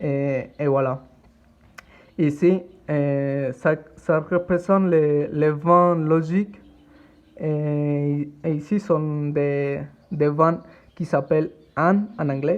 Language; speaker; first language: French; non-native, learner; Spanish